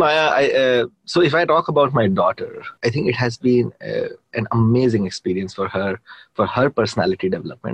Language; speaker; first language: English; non-native, local second language; Hindi